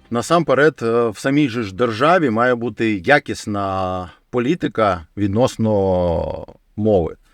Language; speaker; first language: Ukrainian; non-native, local second language; Russian